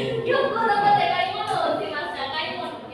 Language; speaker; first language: Japanese; non-native, fluent; Indonesian